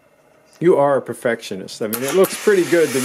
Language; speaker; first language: English; native; English